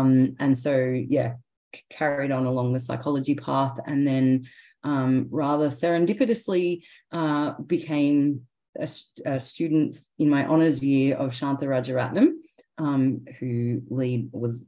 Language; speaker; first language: English; native; English